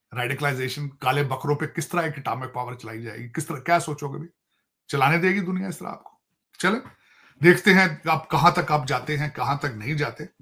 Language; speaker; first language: Hindi; native; Hindi